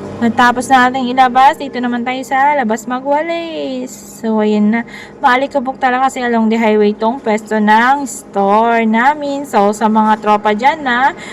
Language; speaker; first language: Filipino; native; Filipino